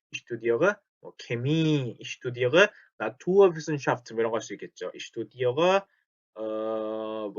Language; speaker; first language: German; non-native, fluent; Korean